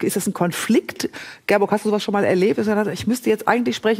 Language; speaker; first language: German; native; German